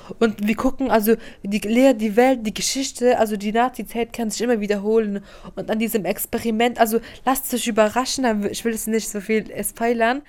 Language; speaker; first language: German; early bilingual, other home language; Persian